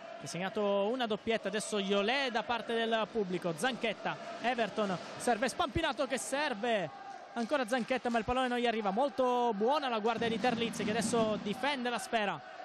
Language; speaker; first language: Italian; native; Italian